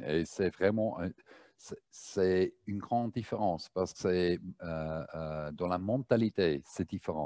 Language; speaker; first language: French; non-native, fluent; German